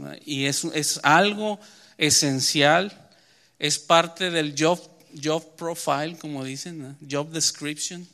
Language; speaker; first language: Spanish; native; Spanish